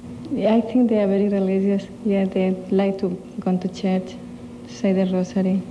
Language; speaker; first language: English; non-native, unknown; Spanish